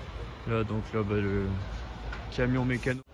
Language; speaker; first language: French; native; French